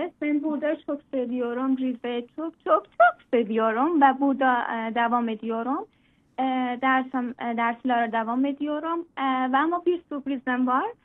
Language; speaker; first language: Turkish; non-native, learner; Persian